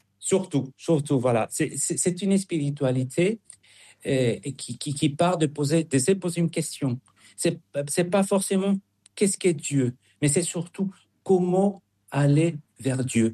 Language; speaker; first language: French; non-native, fluent; Spanish